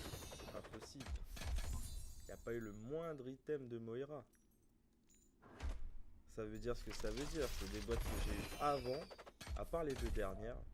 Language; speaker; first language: French; native; French